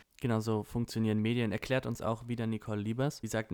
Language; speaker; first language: German; native; German